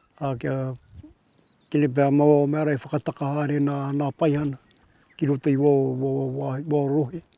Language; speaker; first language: Māori; native; Māori